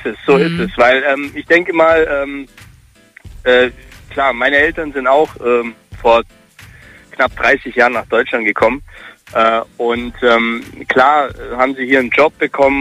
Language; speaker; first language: German; early bilingual, other home language; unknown